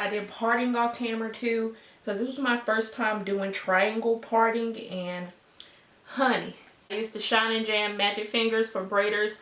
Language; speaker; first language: English; native; English